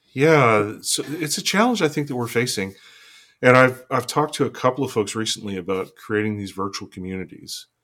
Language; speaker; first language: English; native; English